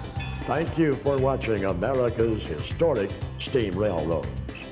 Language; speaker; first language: English; native; English